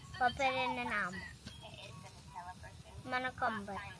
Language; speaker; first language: Lithuanian; early bilingual, heritage; Lithuanian